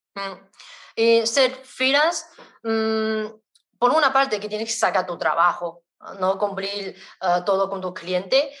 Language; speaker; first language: Spanish; non-native, fluent; Chinese